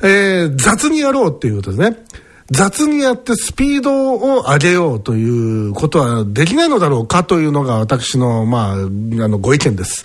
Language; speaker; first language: Japanese; native; Japanese